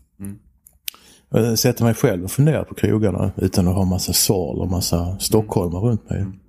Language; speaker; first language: Swedish; native; Swedish